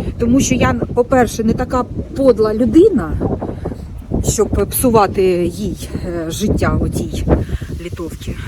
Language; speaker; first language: Ukrainian; non-native, local second language; Russian